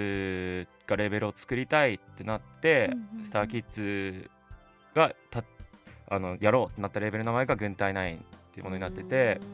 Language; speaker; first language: Japanese; native; Japanese